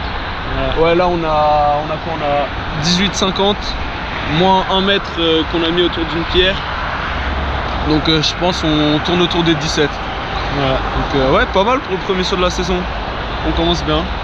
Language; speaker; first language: French; native; French